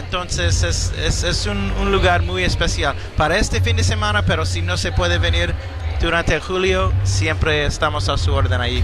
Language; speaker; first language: Spanish; non-native, fluent; English